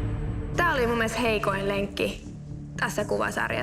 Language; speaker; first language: Finnish; native; Finnish